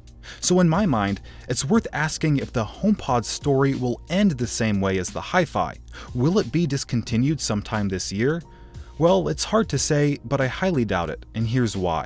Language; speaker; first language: English; native; English